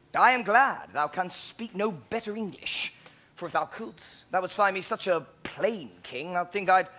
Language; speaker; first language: English; native; English